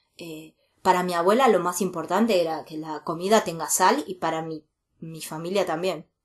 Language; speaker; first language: Spanish; native; Spanish